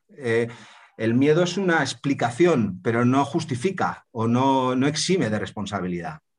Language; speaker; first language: Spanish; native; Spanish